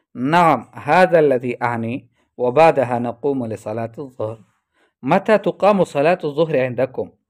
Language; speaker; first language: Arabic; non-native, fluent; Urdu